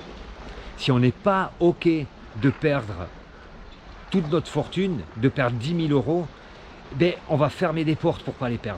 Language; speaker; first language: French; native; French